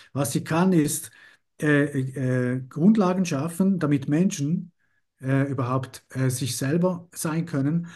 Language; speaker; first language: German; early bilingual, other home language; Spanish